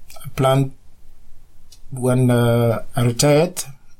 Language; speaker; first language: English; non-native, learner; French